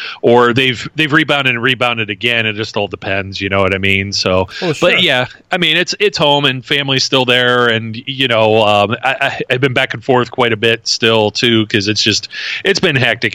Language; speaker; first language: English; native; English